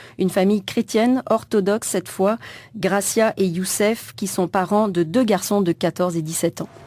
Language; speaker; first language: French; native; French